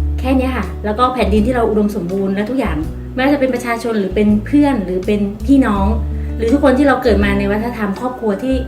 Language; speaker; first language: Thai; native; Thai